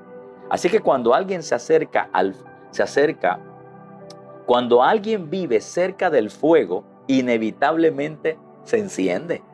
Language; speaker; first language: Spanish; native; Spanish